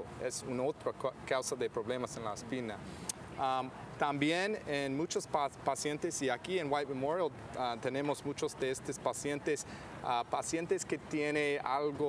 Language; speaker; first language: Spanish; non-native, fluent; English